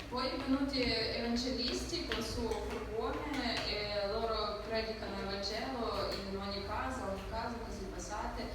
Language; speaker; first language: Italian; non-native, learner; Ukrainian